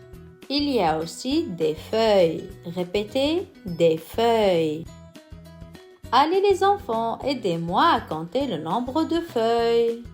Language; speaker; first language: French; non-native, local second language; Arabic